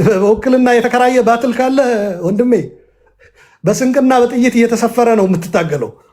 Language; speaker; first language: Amharic; non-native, local second language; Tigrinya